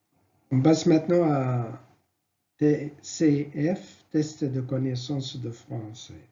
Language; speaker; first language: French; non-native, fluent; Arabic